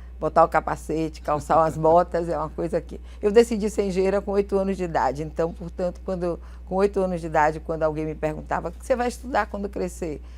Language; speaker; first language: Portuguese; early bilingual, other home language; Galician